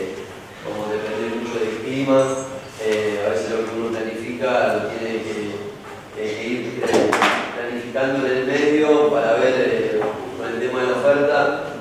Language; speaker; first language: Spanish; native; Spanish